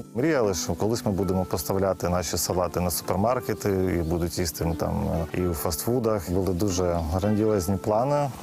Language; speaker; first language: Ukrainian; native; Ukrainian